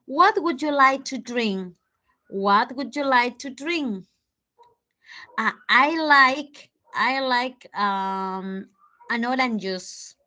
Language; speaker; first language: English; non-native, fluent; Spanish